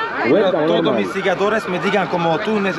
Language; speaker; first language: Spanish; non-native, learner; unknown